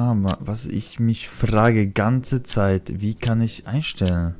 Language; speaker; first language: German; non-native, fluent; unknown